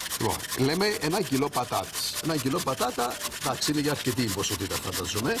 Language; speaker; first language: Greek; native; Greek